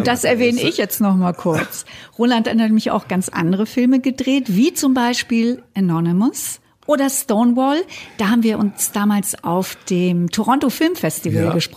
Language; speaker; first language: German; native; German